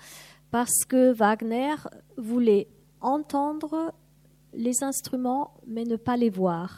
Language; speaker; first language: French; non-native, fluent; German